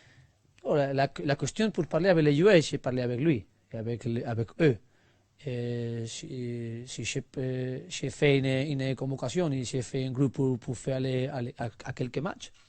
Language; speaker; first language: French; non-native, learner; Spanish